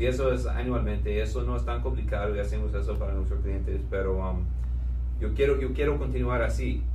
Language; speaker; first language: Spanish; non-native, fluent; English